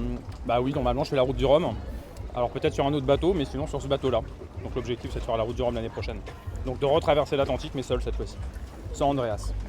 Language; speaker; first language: French; native; French